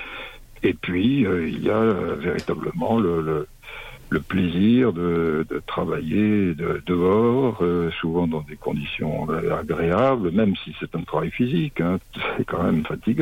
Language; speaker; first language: French; native; French